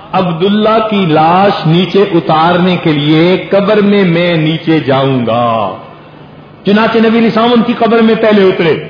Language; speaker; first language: Urdu; non-native, local second language; Punjabi